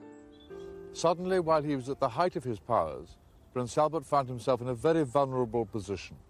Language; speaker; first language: English; native; English